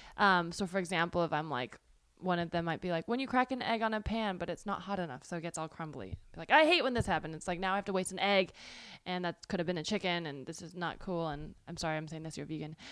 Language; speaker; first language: English; early bilingual, other home language; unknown